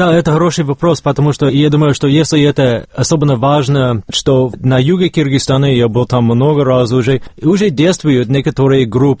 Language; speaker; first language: Russian; non-native, fluent; English